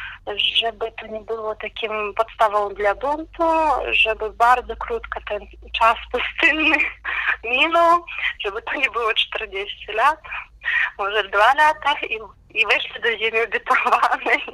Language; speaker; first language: Polish; non-native, fluent; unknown